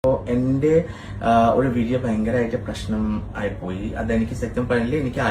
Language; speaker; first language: Malayalam; non-native, learner; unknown